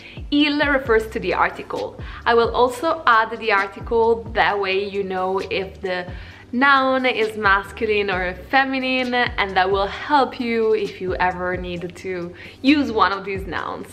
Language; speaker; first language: English; non-native, fluent; Italian